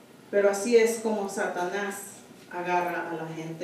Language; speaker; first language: Spanish; early bilingual, heritage; Spanish